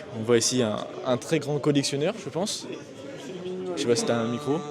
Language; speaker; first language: French; native; French